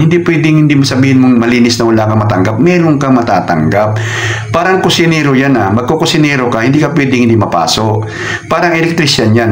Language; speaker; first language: Filipino; non-native, local second language; Cebuano